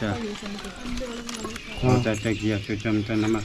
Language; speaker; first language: Hindi; non-native, learner; Tibetan